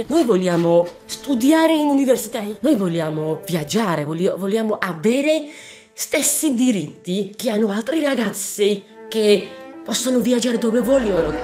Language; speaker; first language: Italian; non-native, fluent; Georgian